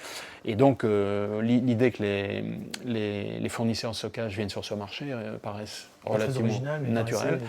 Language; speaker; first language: French; native; French